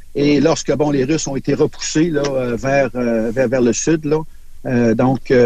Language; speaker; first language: French; native; French